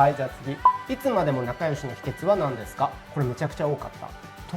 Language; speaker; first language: Japanese; native; Japanese